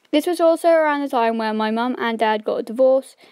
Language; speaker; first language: English; native; English